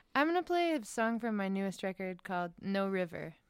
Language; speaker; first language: English; native; English